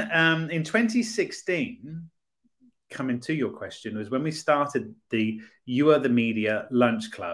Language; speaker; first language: English; native; English